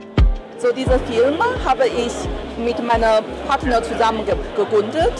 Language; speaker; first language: German; non-native, learner; Chinese